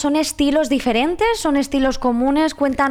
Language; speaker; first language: Spanish; non-native, local second language; Catalan